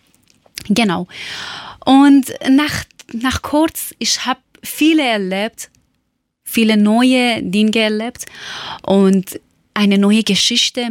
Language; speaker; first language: German; non-native, learner; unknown